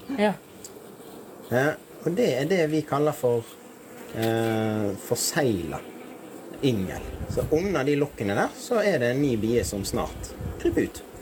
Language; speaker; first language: Norwegian; native; Norwegian